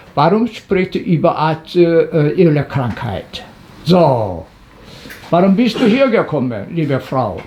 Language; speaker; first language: German; non-native, learner; Korean